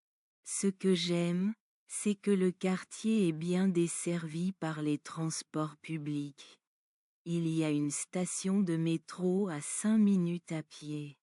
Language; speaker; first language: French; non-native, learner; Bangla